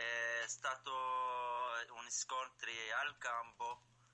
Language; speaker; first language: Italian; non-native, learner; Arabic